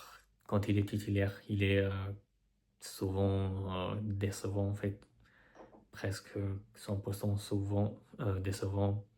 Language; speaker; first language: French; non-native, fluent; Albanian